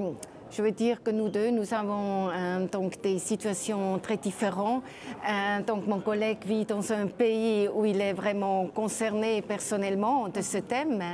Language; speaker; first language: French; non-native, local second language; German